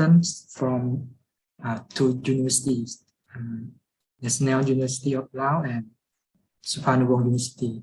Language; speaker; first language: English; non-native, fluent; Lao